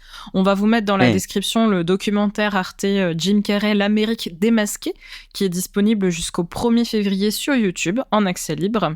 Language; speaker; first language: French; native; French